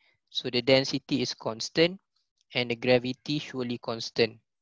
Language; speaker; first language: English; non-native, local second language; Malay